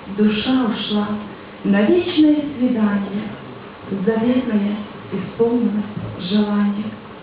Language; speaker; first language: Russian; non-native, local second language; Ukrainian